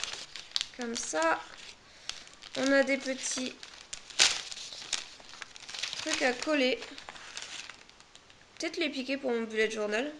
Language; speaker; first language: French; native; French